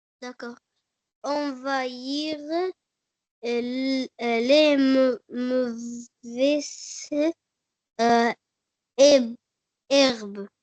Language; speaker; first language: French; non-native, local second language; Arabic